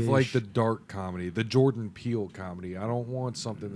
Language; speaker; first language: English; native; English